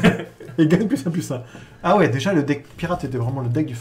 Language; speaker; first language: French; native; French